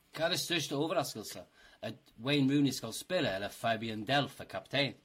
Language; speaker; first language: Norwegian; non-native, fluent; English